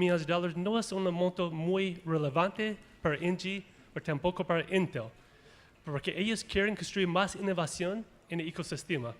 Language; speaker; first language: Spanish; non-native, fluent; English